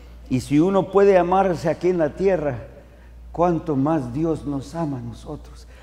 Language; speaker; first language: Spanish; early bilingual, heritage; Spanish